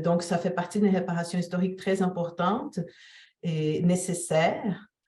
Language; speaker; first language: French; non-native, fluent; Portuguese